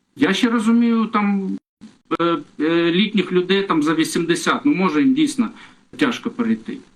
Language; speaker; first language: Ukrainian; non-native, local second language; Russian